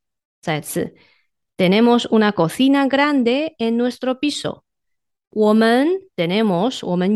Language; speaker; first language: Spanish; non-native, fluent; Chinese